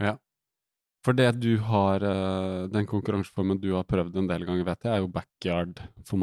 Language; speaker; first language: Norwegian; native; Norwegian